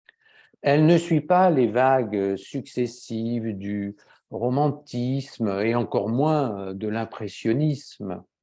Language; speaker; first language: French; native; French